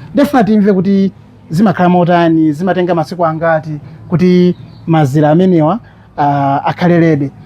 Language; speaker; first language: Nyanja; native; Nyanja